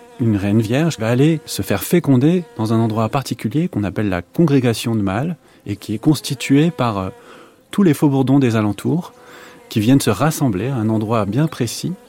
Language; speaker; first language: French; native; French